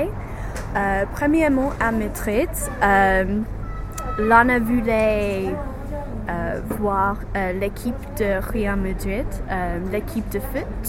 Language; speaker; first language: French; non-native, learner; English